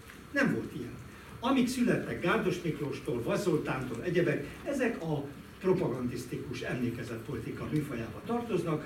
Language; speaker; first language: Hungarian; native; Hungarian